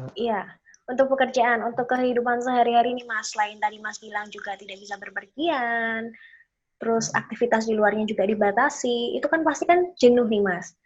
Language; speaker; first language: Indonesian; native; Indonesian